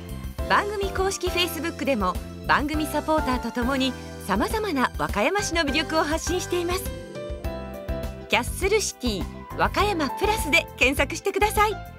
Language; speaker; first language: Japanese; native; Japanese